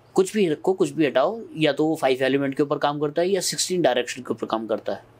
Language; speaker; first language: Hindi; native; Hindi